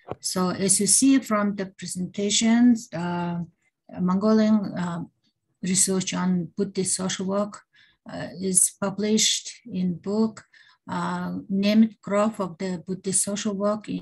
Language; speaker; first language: English; non-native, learner; Mongolian